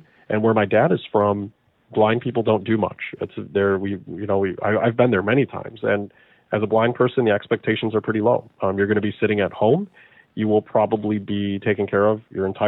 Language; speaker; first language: English; native; English